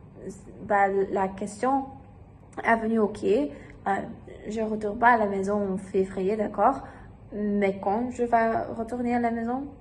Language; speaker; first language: French; non-native, learner; German